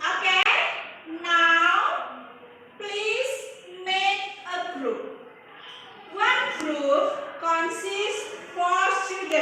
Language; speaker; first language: English; non-native, learner; Indonesian